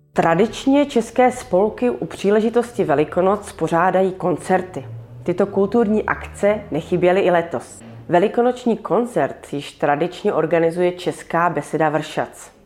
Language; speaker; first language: Czech; early bilingual, heritage; Czech